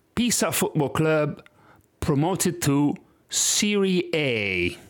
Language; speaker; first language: English; non-native, fluent; Italian